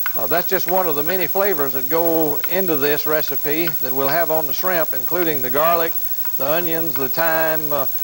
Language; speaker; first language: English; native; English